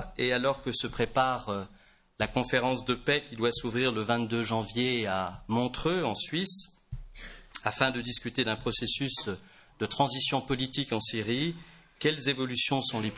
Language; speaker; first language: French; native; French